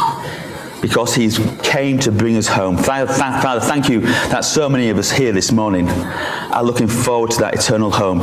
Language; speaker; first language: English; native; English